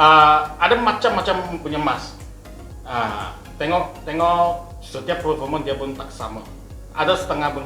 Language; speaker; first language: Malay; non-native, local second language; Chinese